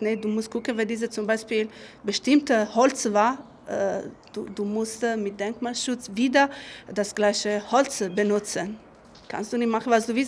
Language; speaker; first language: German; non-native, fluent; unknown